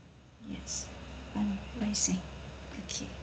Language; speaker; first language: English; non-native, learner; Vietnamese